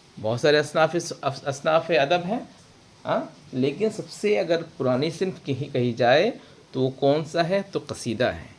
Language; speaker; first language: Urdu; native; Urdu